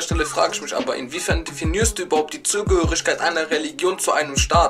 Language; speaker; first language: German; native; German